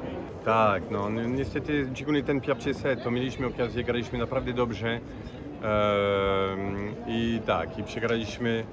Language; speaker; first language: Polish; non-native, fluent; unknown